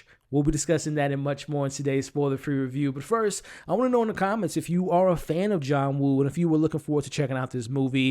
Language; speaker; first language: English; native; English